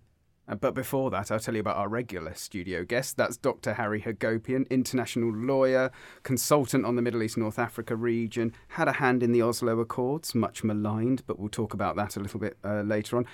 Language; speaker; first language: English; native; English